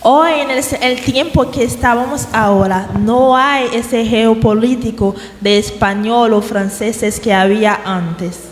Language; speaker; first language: Spanish; non-native, fluent; Haitian Creole